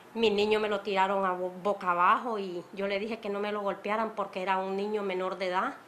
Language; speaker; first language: Spanish; native; Spanish